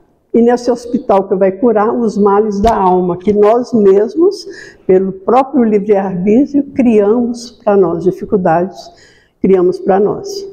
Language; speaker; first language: Portuguese; native; Portuguese